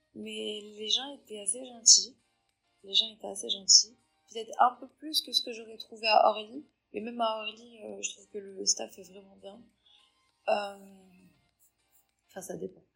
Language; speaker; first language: French; non-native, local second language; Arabic